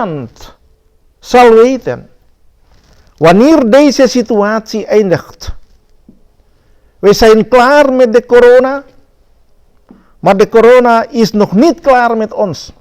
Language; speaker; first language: Dutch; non-native, fluent; Indonesian